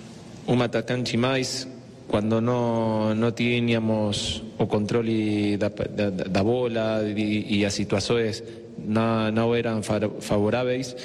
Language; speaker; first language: Portuguese; non-native, fluent; Spanish